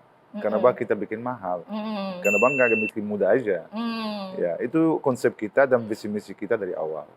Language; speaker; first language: Indonesian; non-native, learner; Arabic